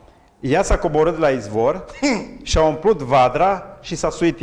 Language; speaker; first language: Romanian; native; Romanian